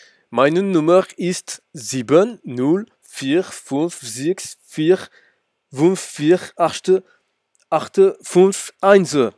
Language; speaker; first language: German; non-native, learner; French